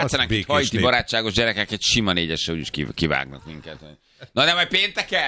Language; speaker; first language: Hungarian; native; Hungarian